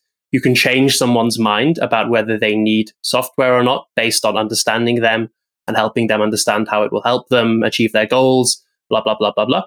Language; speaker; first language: English; native; English